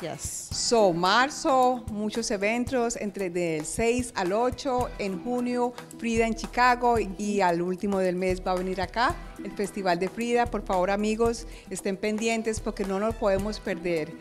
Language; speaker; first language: Spanish; native; Spanish